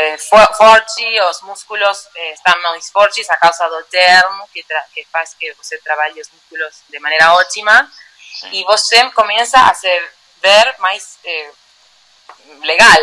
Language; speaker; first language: Portuguese; non-native, learner; Spanish